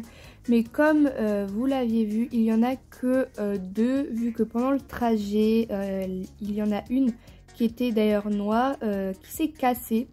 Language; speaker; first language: French; native; French